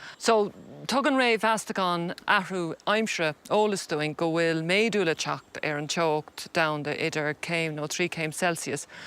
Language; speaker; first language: Irish; native; Irish